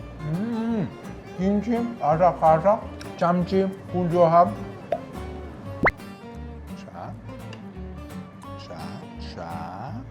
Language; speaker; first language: Korean; non-native, learner; Italian